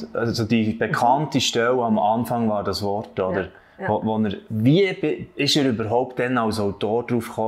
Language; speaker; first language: German; native; German